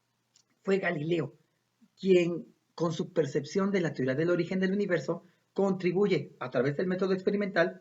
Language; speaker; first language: Spanish; native; Spanish